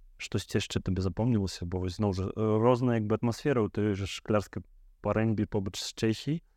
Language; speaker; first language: Belarusian; non-native, local second language; Russian